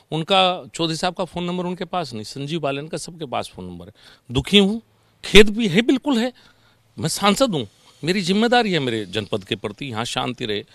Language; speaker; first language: Hindi; native; Hindi